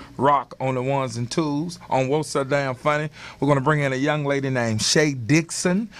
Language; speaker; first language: English; native; English